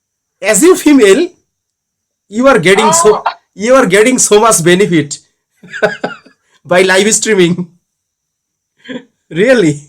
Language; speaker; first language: English; non-native, learner; Bangla